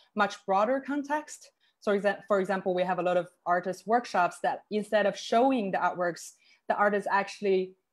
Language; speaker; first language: English; non-native, fluent; Chinese